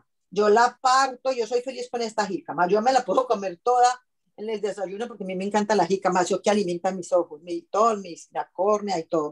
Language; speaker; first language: Spanish; native; Spanish